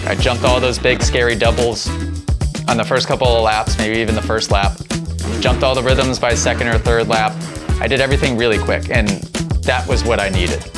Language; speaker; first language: English; native; English